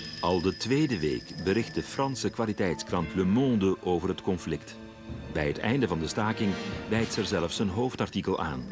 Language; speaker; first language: Dutch; native; Dutch